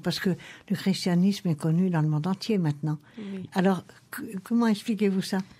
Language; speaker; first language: French; native; French